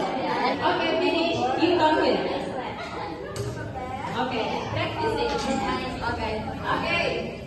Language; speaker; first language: English; non-native, learner; Indonesian